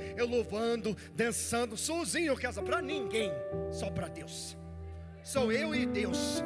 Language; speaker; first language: Portuguese; non-native, learner; English